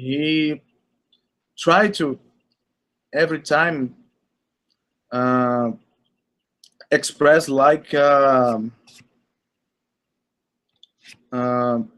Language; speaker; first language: English; non-native, learner; Portuguese